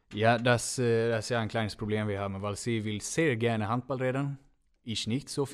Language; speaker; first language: German; non-native, fluent; Swedish